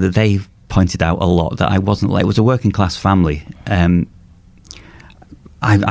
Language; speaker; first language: English; native; English